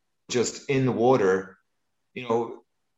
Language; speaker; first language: English; native; English